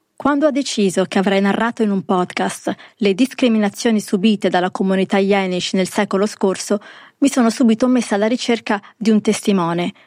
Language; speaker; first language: Italian; native; Italian